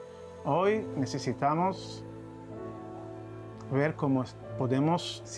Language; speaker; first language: Spanish; non-native, learner; Hebrew